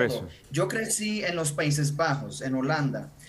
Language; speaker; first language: Spanish; non-native, fluent; Ukrainian